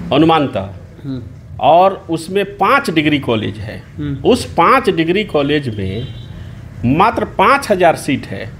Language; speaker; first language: Hindi; native; Hindi